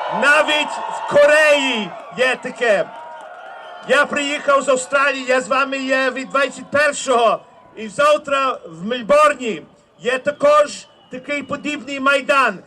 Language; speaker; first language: Ukrainian; early bilingual, heritage; Ukrainian